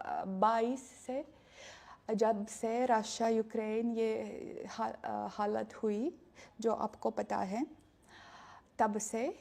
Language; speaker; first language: Hindi; non-native, fluent; Russian